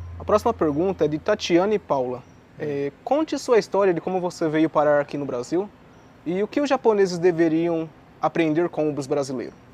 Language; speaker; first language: Portuguese; native; Portuguese